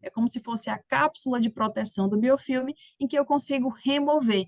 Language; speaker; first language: Portuguese; native; Portuguese